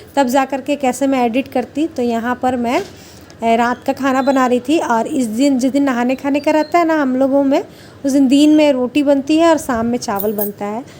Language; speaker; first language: Hindi; native; Hindi